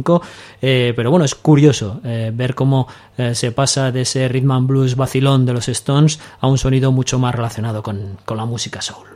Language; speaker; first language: Spanish; native; Spanish